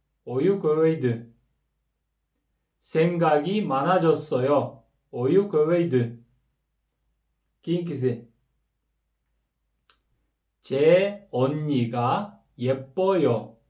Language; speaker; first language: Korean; non-native, fluent; Kyrgyz